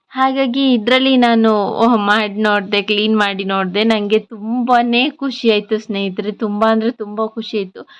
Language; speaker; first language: Kannada; non-native, local second language; Tulu